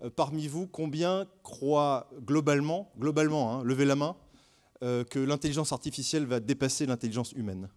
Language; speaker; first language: French; native; French